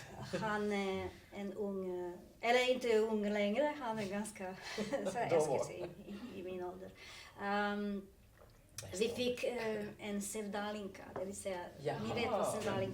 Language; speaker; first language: Swedish; non-native, fluent; Serbian